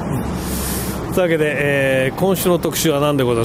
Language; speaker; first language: Japanese; native; Japanese